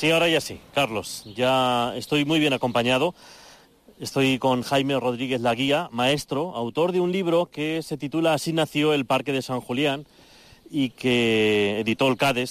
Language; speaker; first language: Spanish; native; Spanish